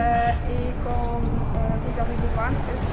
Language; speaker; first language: French; non-native, local second language; Dutch